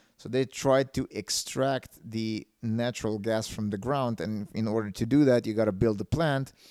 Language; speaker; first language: English; non-native, fluent; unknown